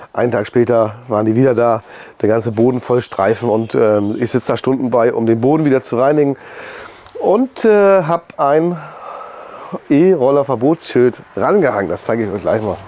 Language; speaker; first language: German; native; German